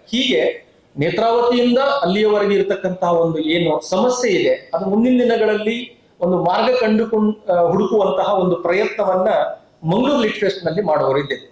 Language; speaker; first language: Kannada; native; Kannada